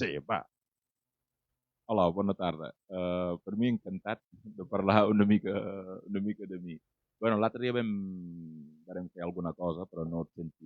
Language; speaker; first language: Catalan; non-native, fluent; Wolof